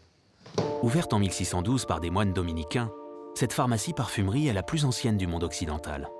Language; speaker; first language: French; native; French